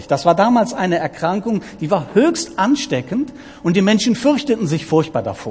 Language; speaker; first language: German; native; German